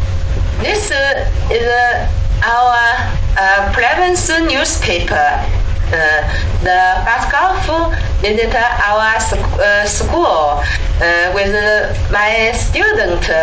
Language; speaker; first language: English; non-native, learner; Chinese